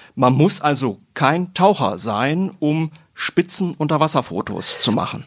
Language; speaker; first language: German; native; German